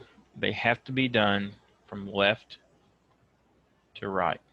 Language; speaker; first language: English; native; English